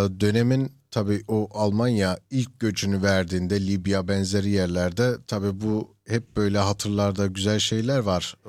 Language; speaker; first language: Turkish; early bilingual, heritage; Turkish